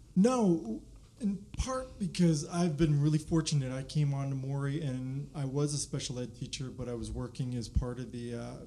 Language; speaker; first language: English; native; English